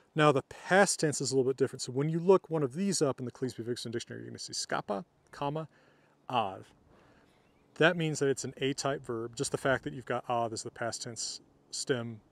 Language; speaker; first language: English; native; English